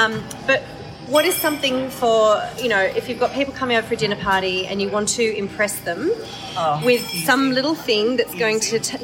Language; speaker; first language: English; native; English